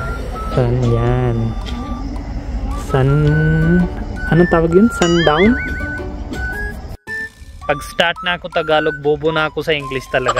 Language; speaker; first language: Filipino; non-native, learner; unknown